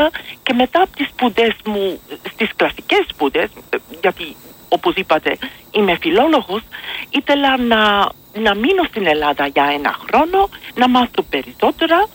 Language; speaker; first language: Greek; non-native, fluent; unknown